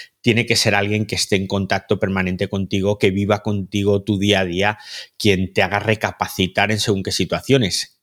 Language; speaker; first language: Spanish; native; Spanish